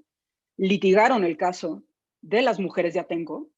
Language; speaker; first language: Spanish; native; Spanish